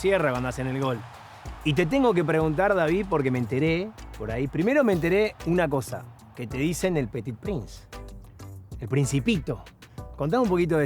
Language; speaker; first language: Spanish; native; Spanish